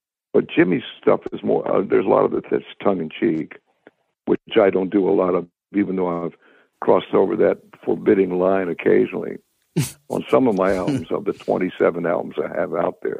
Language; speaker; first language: English; native; English